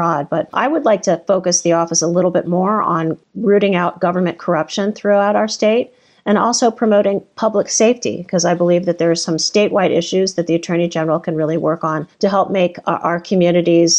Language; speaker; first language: English; native; English